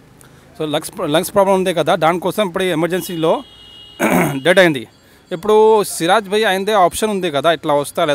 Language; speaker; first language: Telugu; non-native, local second language; Urdu